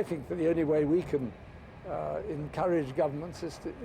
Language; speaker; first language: English; native; English